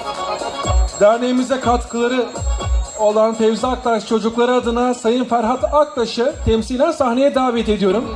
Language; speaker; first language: Turkish; native; Turkish